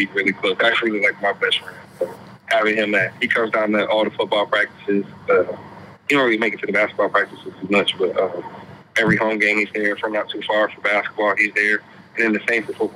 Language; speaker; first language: English; native; English